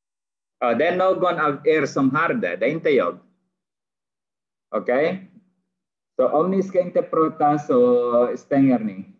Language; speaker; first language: Swedish; non-native, fluent; Arabic